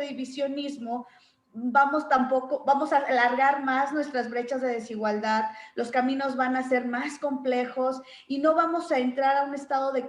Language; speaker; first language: Spanish; native; Spanish